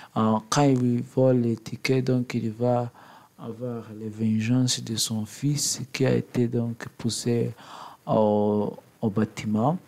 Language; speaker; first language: French; non-native, learner; English